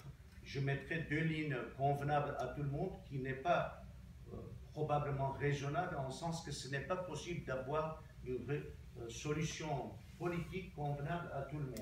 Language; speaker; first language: French; non-native, local second language; Armenian